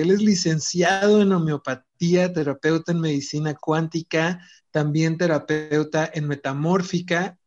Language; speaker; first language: Spanish; native; Spanish